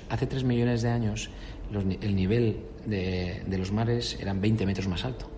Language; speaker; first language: Spanish; native; Spanish